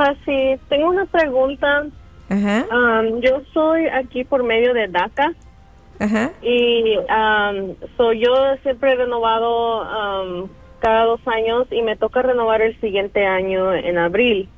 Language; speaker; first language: Spanish; early bilingual, other home language; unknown